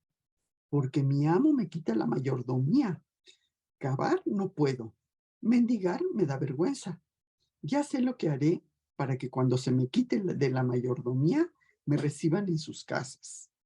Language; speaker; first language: Spanish; native; Spanish